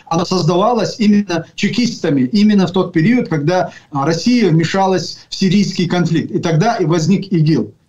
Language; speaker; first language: Russian; non-native, local second language; Chechen